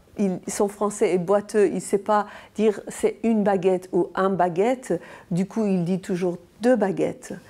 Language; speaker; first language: French; non-native, fluent; Persian